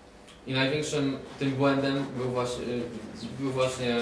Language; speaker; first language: Polish; native; Polish